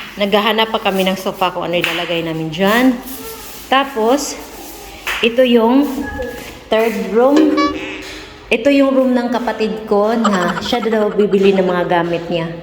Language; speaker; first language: Filipino; non-native, local second language; Cebuano